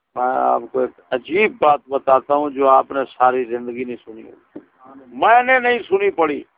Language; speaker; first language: Urdu; non-native, local second language; Punjabi